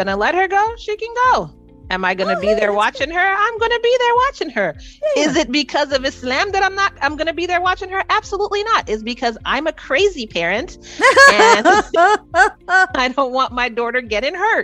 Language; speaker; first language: English; native; English